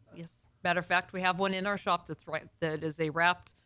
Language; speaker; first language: English; native; English